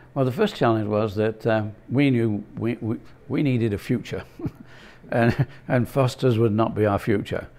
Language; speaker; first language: English; native; English